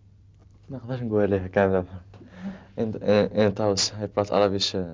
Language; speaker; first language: Dutch; non-native, learner; Arabic